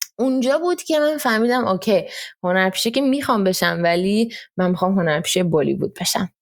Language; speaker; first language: Persian; early bilingual, heritage; Persian